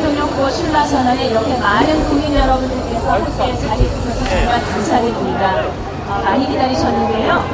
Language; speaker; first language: Korean; native; Korean